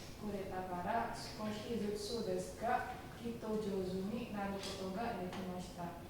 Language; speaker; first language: Japanese; non-native, fluent; Indonesian